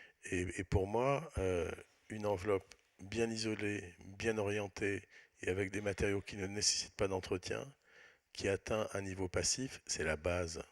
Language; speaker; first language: French; native; French